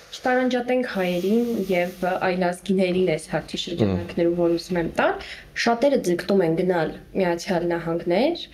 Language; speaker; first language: Armenian; native; Armenian